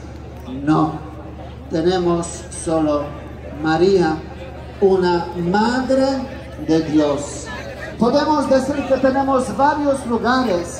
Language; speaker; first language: Spanish; non-native, fluent; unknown